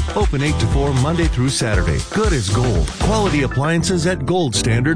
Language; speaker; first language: English; native; English